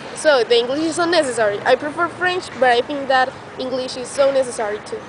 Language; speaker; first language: English; non-native, learner; Spanish